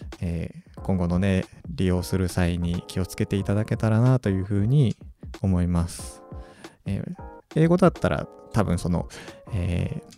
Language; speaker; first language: Japanese; native; Japanese